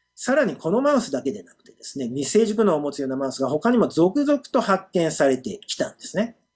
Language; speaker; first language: Japanese; native; Japanese